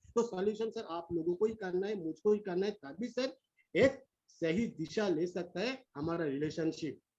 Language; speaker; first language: Hindi; non-native, local second language; Bangla